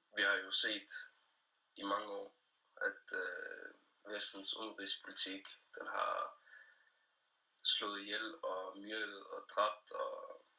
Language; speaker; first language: Danish; early bilingual, other home language; Persian